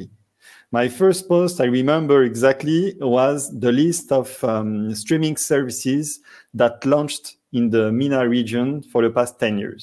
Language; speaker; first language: English; non-native, fluent; French